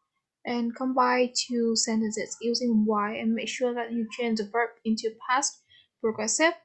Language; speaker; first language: English; non-native, fluent; Vietnamese